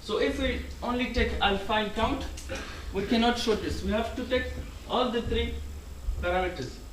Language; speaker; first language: English; non-native, fluent; French